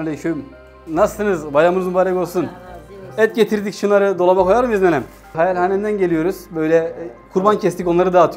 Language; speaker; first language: Turkish; native; Turkish